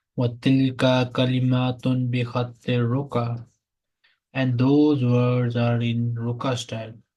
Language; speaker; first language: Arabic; non-native, fluent; Urdu